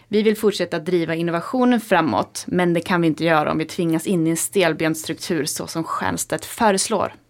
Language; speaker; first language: Swedish; native; Swedish